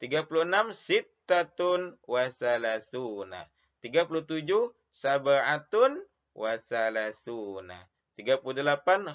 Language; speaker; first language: Arabic; non-native, fluent; Indonesian